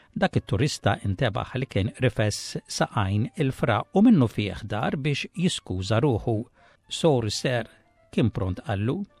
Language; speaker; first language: Maltese; native; Maltese